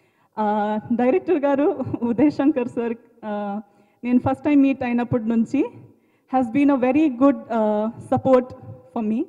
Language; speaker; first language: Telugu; non-native, learner; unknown